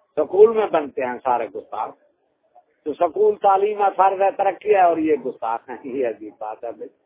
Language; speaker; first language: Urdu; non-native, local second language; Punjabi